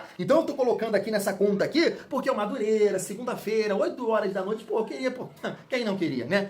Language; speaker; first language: Portuguese; native; Portuguese